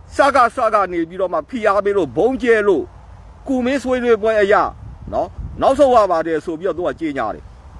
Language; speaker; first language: Burmese; native; Burmese